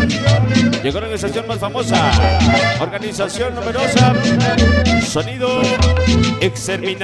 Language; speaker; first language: Spanish; native; Spanish